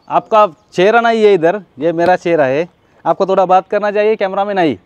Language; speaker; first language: Hindi; non-native, learner; Sinhala